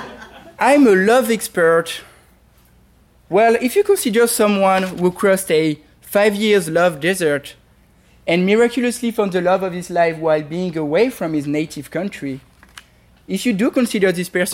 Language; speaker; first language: English; non-native, fluent; French